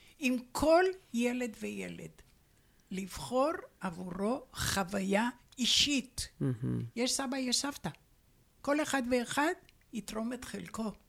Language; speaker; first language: Hebrew; non-native, fluent; Romanian